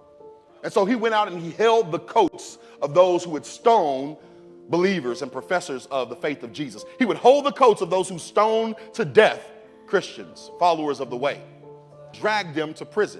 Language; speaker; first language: English; native; English